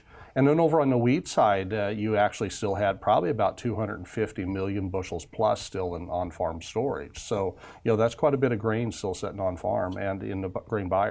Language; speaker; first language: English; native; English